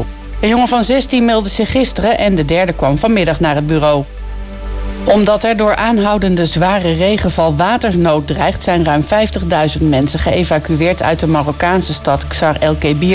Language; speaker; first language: Dutch; native; Dutch